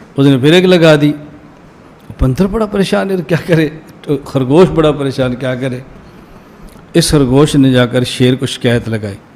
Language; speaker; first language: Urdu; non-native, local second language; Punjabi